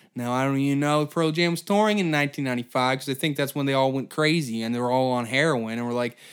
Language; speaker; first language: English; native; English